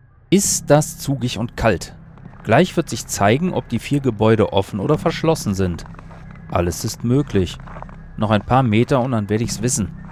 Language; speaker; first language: German; native; German